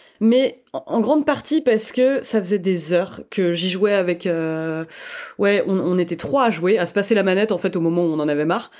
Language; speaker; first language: French; native; French